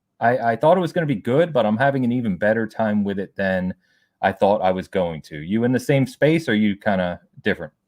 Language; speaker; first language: English; native; English